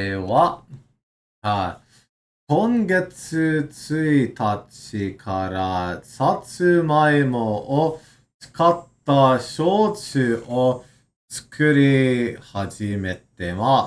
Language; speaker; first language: Japanese; non-native, learner; English